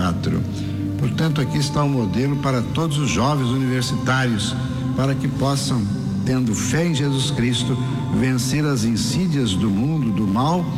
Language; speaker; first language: Portuguese; native; Portuguese